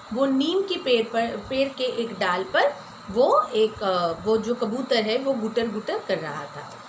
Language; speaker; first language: Hindi; non-native, local second language; Bangla